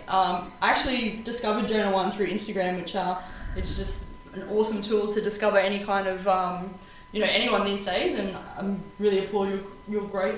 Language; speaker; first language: English; native; English